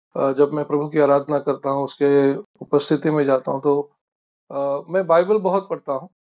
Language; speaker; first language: Hindi; non-native, local second language; Marathi